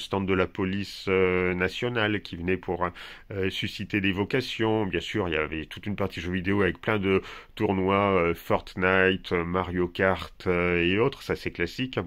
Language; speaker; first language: French; native; French